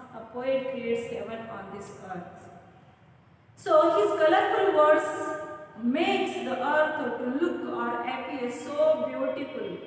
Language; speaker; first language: English; non-native, local second language; Kannada